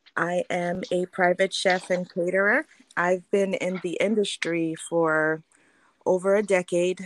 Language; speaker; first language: English; early bilingual, other home language; Haitian Creole